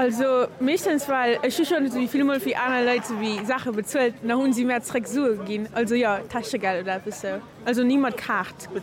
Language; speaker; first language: German; non-native, local second language; Luxembourgish